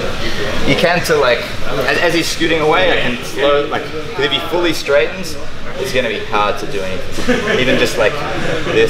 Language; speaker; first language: English; native; English